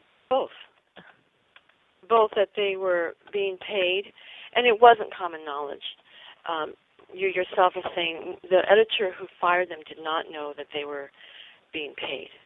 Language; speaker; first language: English; native; English